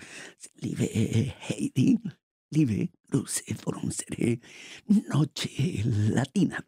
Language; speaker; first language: German; non-native, learner; Spanish